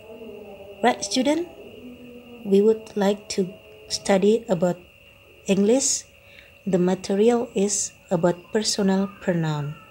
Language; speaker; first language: English; non-native, fluent; Indonesian